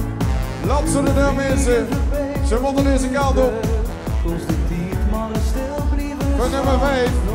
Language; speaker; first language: Dutch; native; Dutch